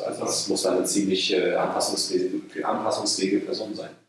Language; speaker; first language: German; native; German